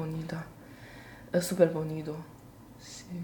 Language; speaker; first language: Spanish; non-native, learner; Chinese